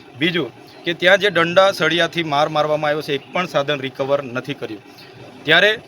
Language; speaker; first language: Gujarati; non-native, local second language; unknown